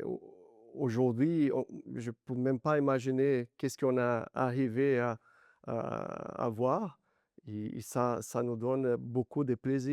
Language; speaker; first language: French; non-native, learner; Portuguese